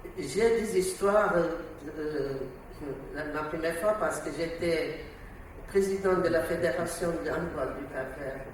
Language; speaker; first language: French; non-native, learner; Portuguese